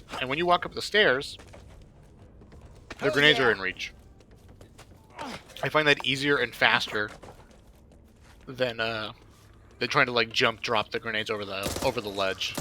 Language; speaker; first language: English; native; English